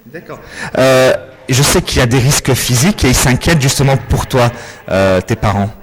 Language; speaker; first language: French; native; French